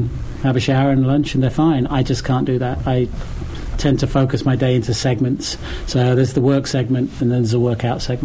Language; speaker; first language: English; native; English